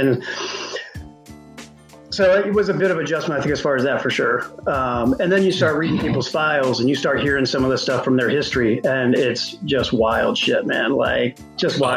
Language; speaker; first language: English; native; English